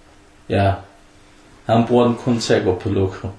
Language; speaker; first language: Danish; early bilingual, other home language; Arabic